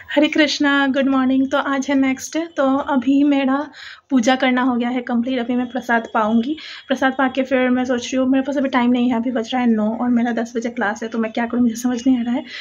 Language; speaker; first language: Hindi; non-native, local second language; Bangla